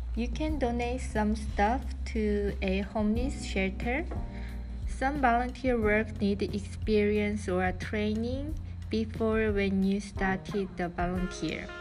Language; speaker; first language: English; non-native, learner; Korean